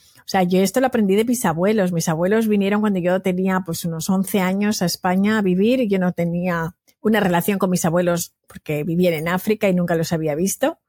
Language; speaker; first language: Spanish; native; Spanish